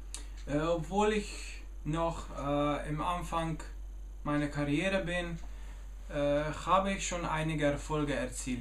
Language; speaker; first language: German; non-native, fluent; Slovenian